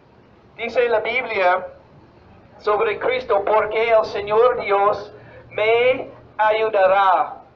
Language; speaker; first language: Spanish; non-native, fluent; English